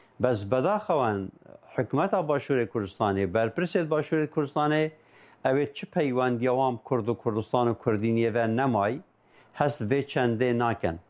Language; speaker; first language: Kurdish; native; Kurdish